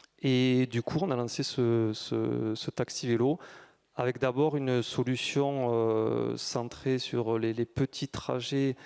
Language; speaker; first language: French; native; French